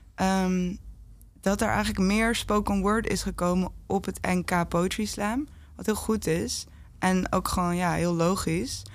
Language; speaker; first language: Dutch; native; Dutch